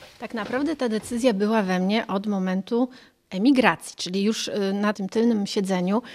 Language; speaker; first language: Polish; early bilingual, other home language; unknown